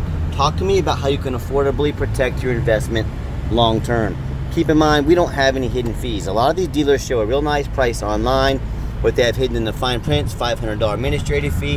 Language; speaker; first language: English; native; English